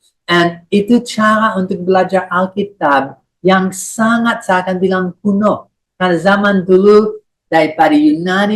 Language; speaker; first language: Indonesian; non-native, fluent; English